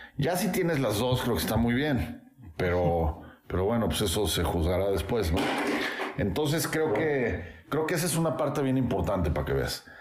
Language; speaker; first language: Spanish; native; Spanish